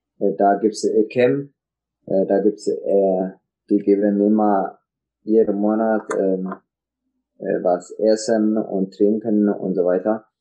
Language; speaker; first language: German; non-native, learner; Tigrinya